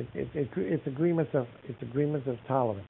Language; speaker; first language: English; native; English